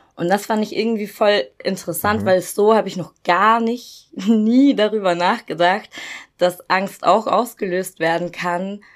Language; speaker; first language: German; native; German